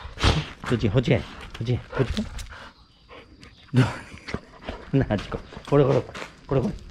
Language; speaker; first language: Japanese; native; Japanese